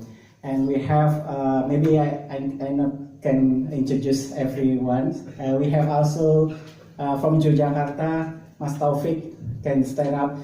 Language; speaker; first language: English; non-native, learner; Indonesian